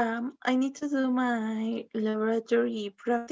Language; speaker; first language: English; non-native, learner; Spanish